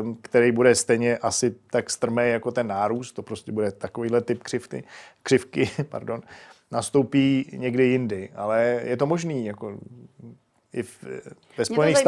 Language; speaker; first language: Czech; native; Czech